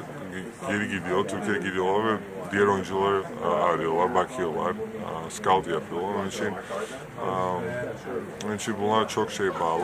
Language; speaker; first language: Turkish; non-native, fluent; Georgian